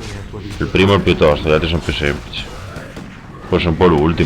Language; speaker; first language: Italian; native; Italian